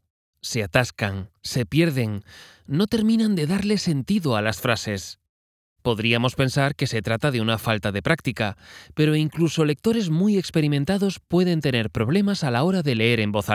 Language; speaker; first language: Spanish; native; Spanish